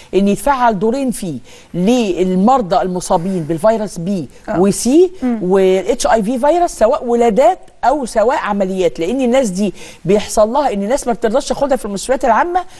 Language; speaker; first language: Arabic; native; Arabic